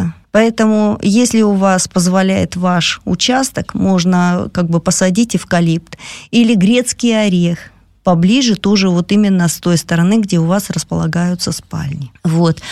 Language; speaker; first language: Russian; native; Russian